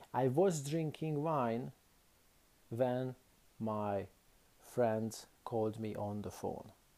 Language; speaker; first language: English; non-native, fluent; Hungarian